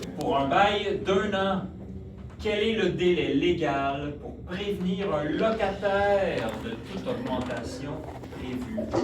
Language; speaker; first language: French; native; French